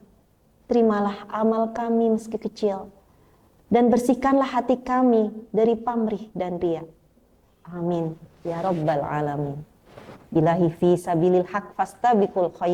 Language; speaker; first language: Indonesian; native; Indonesian